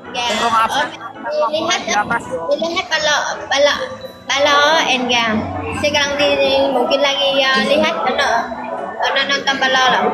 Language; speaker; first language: Indonesian; non-native, learner; Vietnamese